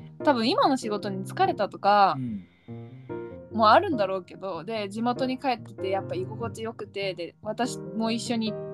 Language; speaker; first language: Japanese; native; Japanese